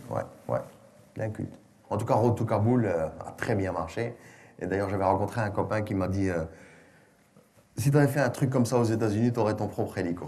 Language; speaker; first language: French; non-native, local second language; Arabic